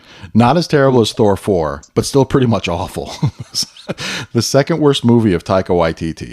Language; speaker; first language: English; native; English